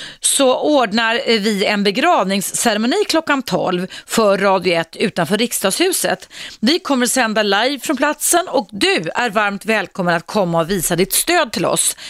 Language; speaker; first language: Swedish; native; Swedish